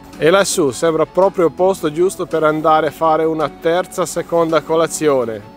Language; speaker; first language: Italian; non-native, fluent; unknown